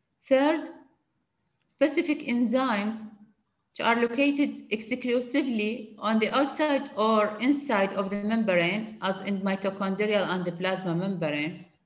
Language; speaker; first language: English; non-native, fluent; Arabic